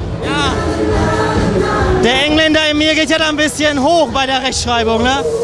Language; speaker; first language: German; native; German